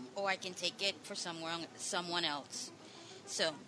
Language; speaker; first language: English; non-native, local second language; Spanish